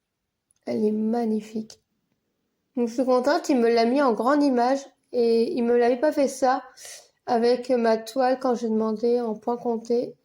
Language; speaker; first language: French; native; French